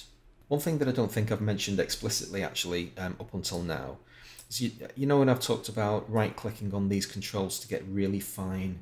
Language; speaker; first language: English; native; English